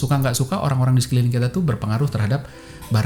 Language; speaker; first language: Indonesian; native; Indonesian